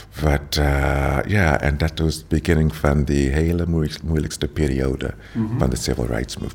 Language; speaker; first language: Dutch; non-native, learner; English